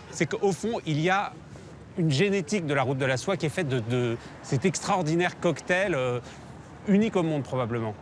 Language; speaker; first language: French; native; French